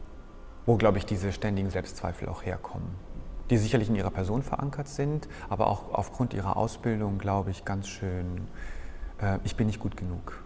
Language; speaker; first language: German; native; German